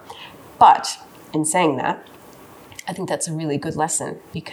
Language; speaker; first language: English; native; English